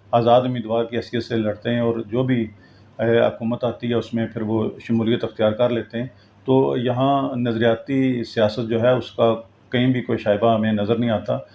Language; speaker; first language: Urdu; non-native, local second language; Pahari-Potwari